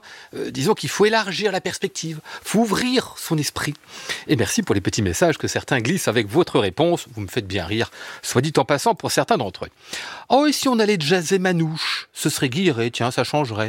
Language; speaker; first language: French; native; French